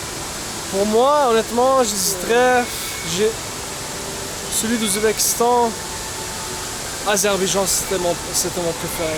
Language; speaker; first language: French; non-native, local second language; Arabic